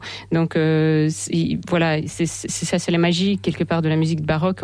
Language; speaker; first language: French; non-native, fluent; Ukrainian